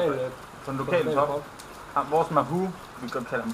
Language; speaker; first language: Danish; native; Danish